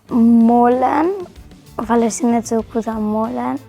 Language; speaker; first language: German; non-native, local second language; Luxembourgish